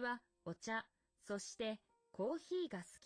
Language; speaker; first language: Japanese; non-native, learner; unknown